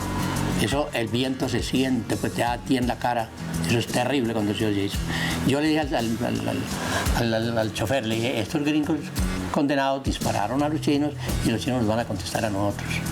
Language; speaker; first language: Spanish; native; Spanish